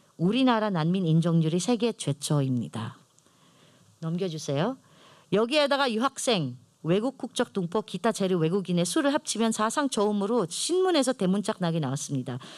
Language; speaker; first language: Korean; non-native, fluent; Filipino